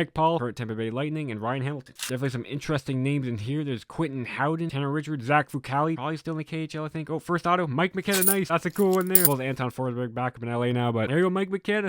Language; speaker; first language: English; native; English